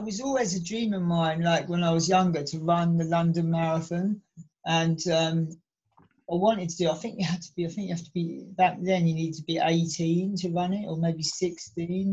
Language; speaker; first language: English; native; English